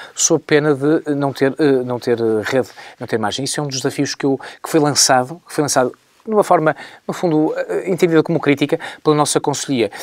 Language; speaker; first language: Portuguese; native; Portuguese